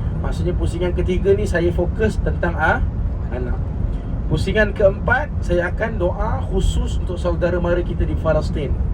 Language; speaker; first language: Malay; native; Malay